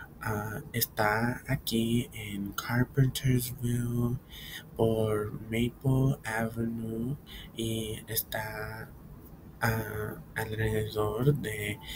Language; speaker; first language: Spanish; early bilingual, heritage; Spanish